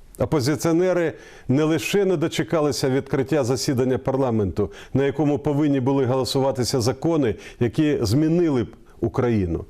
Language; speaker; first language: Ukrainian; non-native, local second language; Russian